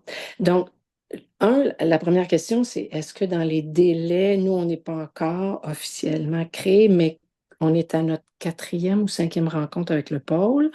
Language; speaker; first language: French; native; French